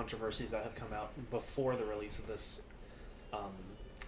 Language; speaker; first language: English; early bilingual, other home language; Spanish